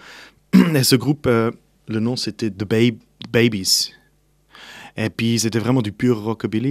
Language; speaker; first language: French; non-native, local second language; Swiss German